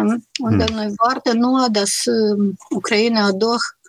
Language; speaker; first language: German; non-native, learner; Russian